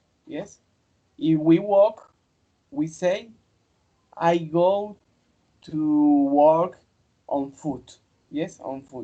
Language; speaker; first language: English; non-native, fluent; Spanish